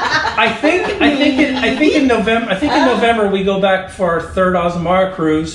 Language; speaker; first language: English; native; English